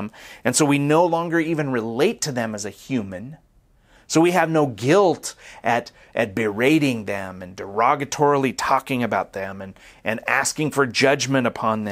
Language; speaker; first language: English; native; English